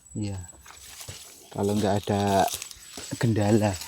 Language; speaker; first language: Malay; non-native, local second language; Javanese